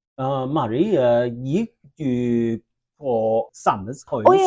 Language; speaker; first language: Norwegian; non-native, learner; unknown